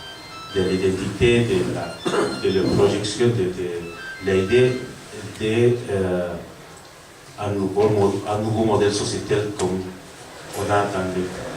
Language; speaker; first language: French; non-native, learner; Spanish